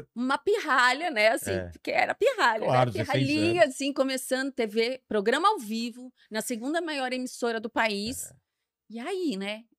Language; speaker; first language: Portuguese; native; Portuguese